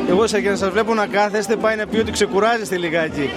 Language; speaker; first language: Greek; native; Greek